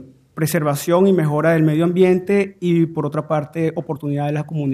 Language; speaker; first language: Spanish; native; Spanish